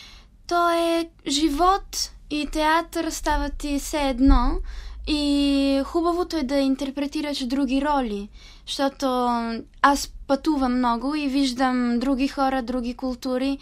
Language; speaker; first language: Bulgarian; early bilingual, heritage; Italian